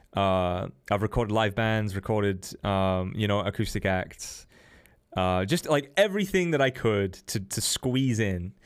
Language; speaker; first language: English; native; English